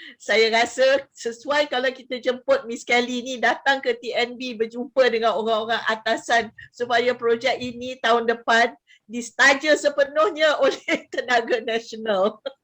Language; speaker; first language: Malay; native; Malay